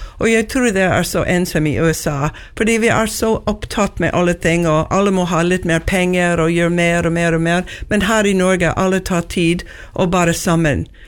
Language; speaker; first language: Norwegian; non-native, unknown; English